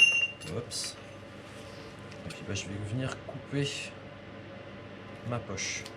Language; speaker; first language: French; native; French